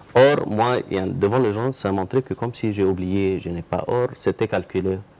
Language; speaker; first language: French; non-native, fluent; Arabic